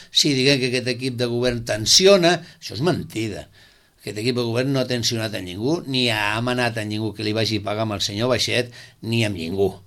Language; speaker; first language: Catalan; native; Catalan